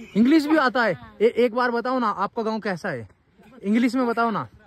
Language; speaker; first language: Hindi; native; Hindi